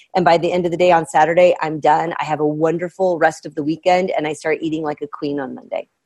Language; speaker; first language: English; native; English